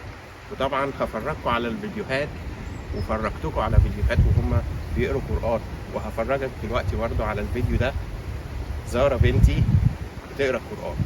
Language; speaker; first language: Arabic; native; Arabic